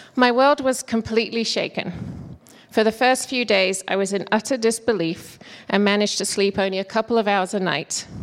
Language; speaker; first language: English; native; English